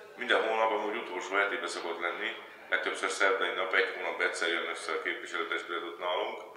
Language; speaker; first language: Hungarian; native; Hungarian